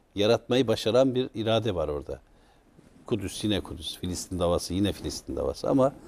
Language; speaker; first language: Turkish; native; Turkish